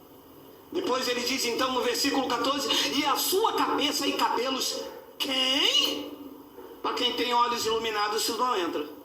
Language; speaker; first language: Portuguese; native; Portuguese